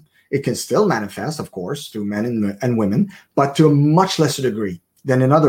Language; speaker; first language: English; native; English